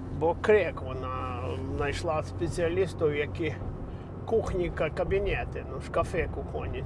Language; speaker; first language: Ukrainian; native; Ukrainian